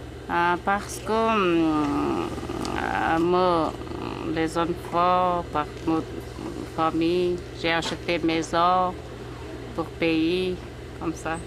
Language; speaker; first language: French; non-native, learner; Persian